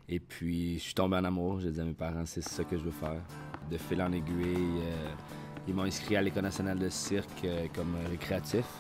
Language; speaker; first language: French; native; French